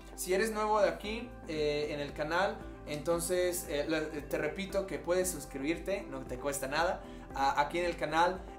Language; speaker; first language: Spanish; non-native, fluent; English